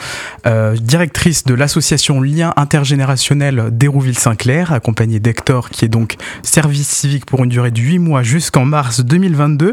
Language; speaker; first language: French; native; French